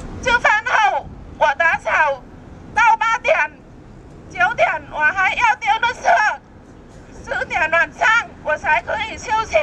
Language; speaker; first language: Chinese; non-native, learner; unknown